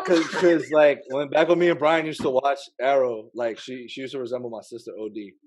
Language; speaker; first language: English; native; English